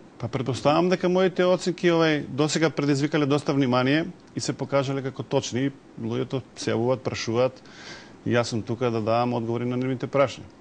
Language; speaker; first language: Macedonian; non-native, local second language; Serbian